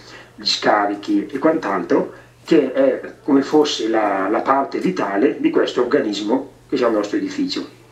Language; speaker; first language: Italian; native; Italian